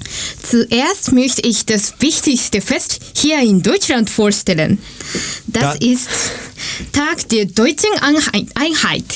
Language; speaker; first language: German; non-native, learner; Japanese